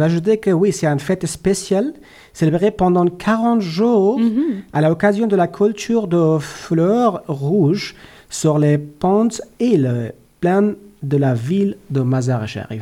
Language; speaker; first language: French; non-native, learner; Persian